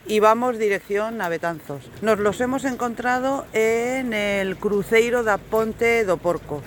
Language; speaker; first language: Spanish; native; Spanish